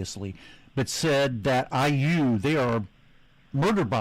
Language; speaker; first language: English; native; English